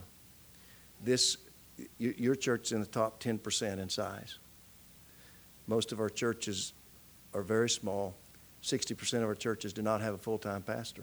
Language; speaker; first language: English; native; English